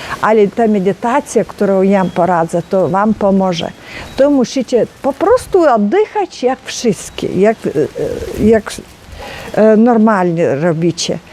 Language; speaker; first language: Polish; non-native, learner; Ukrainian